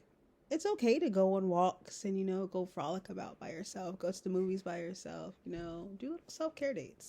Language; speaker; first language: English; native; English